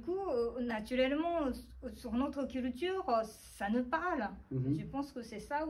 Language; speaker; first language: French; non-native, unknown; Japanese